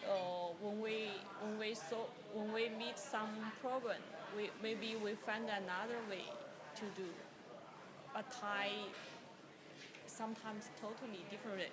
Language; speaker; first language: English; non-native, learner; Chinese